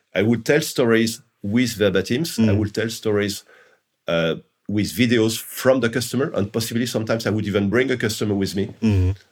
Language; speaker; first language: English; non-native, fluent; French